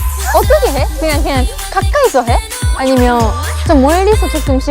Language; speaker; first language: Korean; non-native, fluent; Japanese